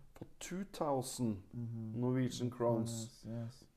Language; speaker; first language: English; non-native, fluent; Norwegian